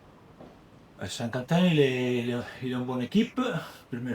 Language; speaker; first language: French; non-native, learner; Italian